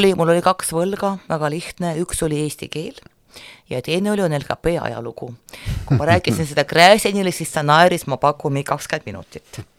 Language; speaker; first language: Estonian; non-native, local second language; Russian